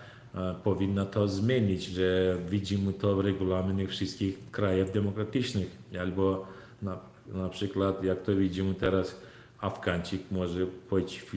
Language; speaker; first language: Polish; non-native, learner; Turkmen